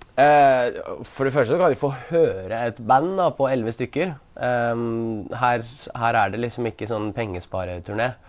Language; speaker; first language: Norwegian; early bilingual, other home language; Russian